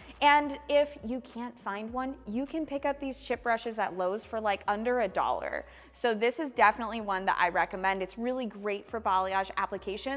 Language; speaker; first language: English; native; English